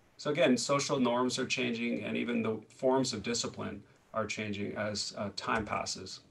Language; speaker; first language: English; native; English